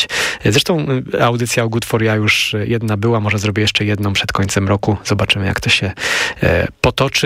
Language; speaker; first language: Polish; native; Polish